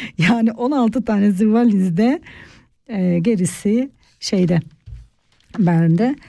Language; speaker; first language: Turkish; native; Turkish